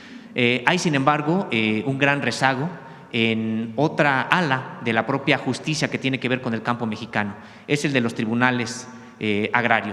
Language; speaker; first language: Spanish; native; Spanish